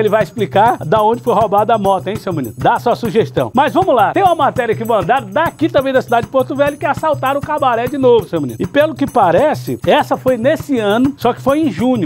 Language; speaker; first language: Portuguese; native; Portuguese